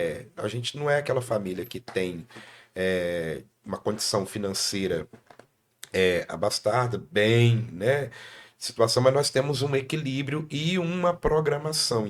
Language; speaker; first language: Portuguese; native; Portuguese